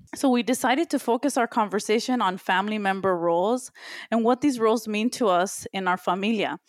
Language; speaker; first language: English; early bilingual, other home language; Spanish